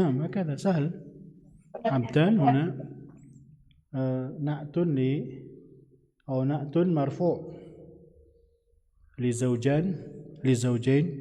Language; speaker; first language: Arabic; non-native, fluent; Indonesian